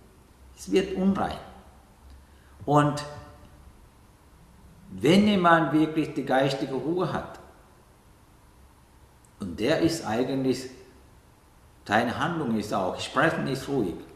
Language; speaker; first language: German; non-native, fluent; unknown